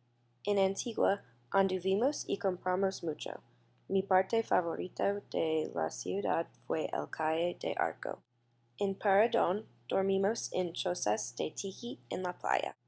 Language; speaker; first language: Spanish; non-native, learner; English